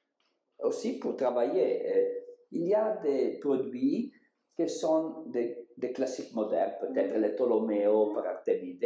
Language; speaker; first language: French; non-native, learner; Italian